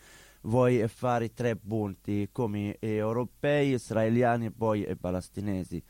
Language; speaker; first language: Italian; non-native, learner; Arabic